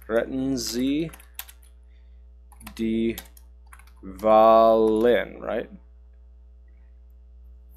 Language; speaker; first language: German; non-native, learner; English